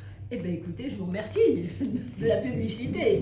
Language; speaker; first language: French; native; French